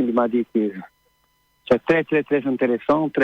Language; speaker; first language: French; non-native, learner; Portuguese